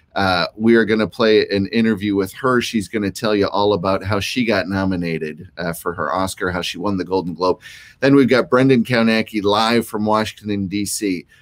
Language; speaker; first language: English; native; English